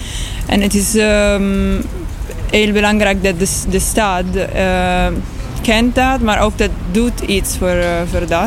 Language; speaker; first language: Dutch; non-native, learner; Italian